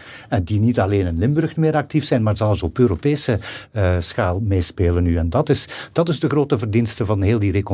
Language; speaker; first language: Dutch; native; Dutch